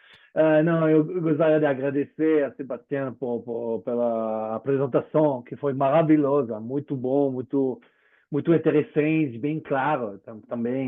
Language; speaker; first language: Portuguese; non-native, learner; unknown